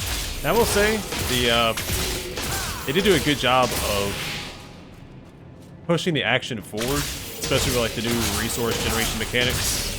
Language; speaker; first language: English; native; English